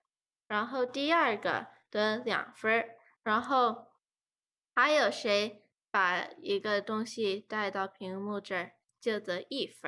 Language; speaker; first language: Chinese; early bilingual, heritage; Chinese